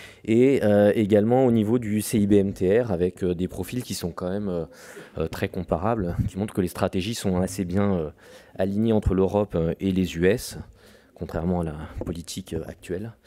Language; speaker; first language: French; native; French